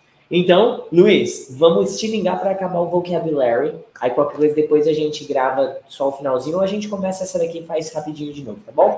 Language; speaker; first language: Portuguese; native; Portuguese